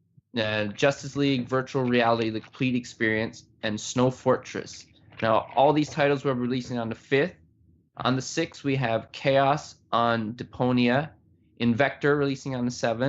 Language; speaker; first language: English; native; English